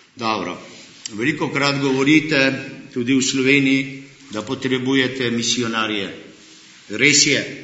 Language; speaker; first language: Slovenian; early bilingual, heritage; Slovenian